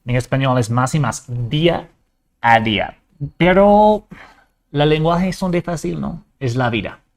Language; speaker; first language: Spanish; non-native, learner; English